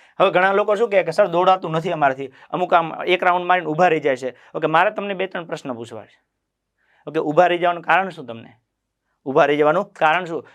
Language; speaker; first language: Gujarati; native; Gujarati